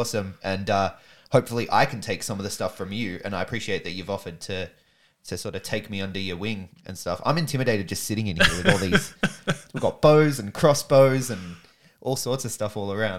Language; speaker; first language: English; native; English